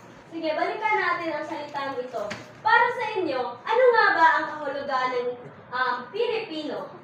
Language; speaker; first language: Filipino; native; Filipino